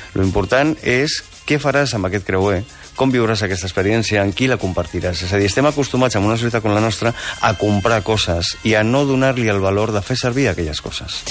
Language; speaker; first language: Catalan; non-native, local second language; Spanish